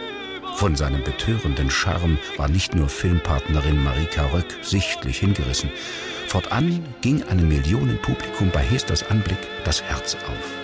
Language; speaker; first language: German; native; German